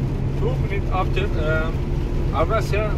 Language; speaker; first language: English; non-native, learner; Turkish